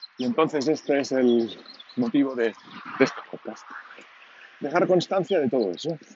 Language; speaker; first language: Spanish; non-native, local second language; Catalan